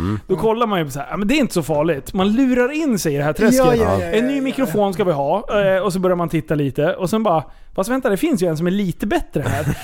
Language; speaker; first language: Swedish; native; Swedish